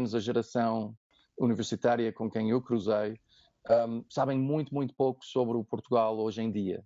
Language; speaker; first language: Portuguese; non-native, fluent; English